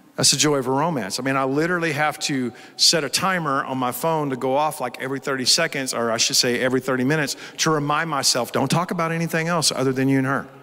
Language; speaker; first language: English; native; English